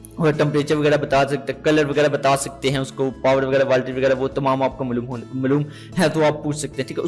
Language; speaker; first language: Urdu; non-native, local second language; Punjabi